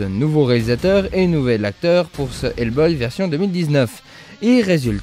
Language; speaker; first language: French; native; French